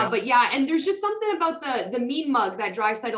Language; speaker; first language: English; non-native, fluent; Polish